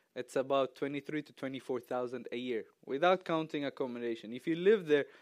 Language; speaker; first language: English; non-native, fluent; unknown